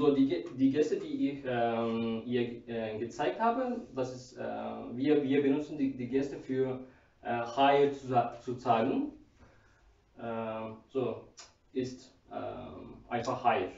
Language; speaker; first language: German; non-native, learner; Turkish